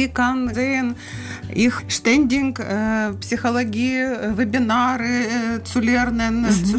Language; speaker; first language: German; non-native, learner; Russian